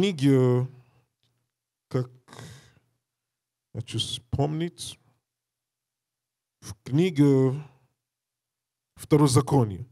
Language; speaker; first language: Russian; non-native, learner; English